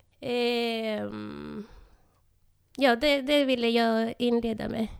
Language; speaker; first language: Swedish; non-native, fluent; Spanish